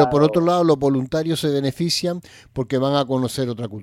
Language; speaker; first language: Spanish; native; Spanish